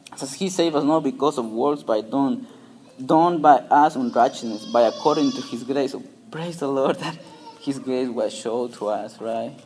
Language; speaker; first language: English; non-native, fluent; Spanish